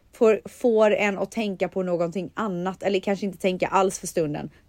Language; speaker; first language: Swedish; native; Swedish